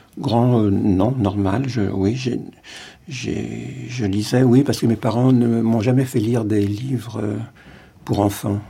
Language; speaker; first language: French; native; French